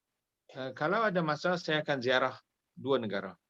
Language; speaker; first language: Indonesian; non-native, local second language; Malay